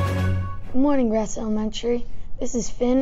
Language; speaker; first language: English; native; English